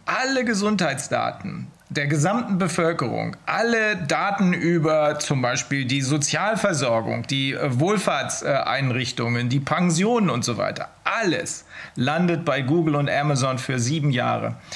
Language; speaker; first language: German; native; German